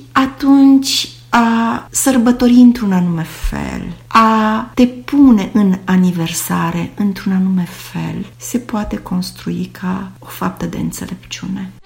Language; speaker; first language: Romanian; native; Romanian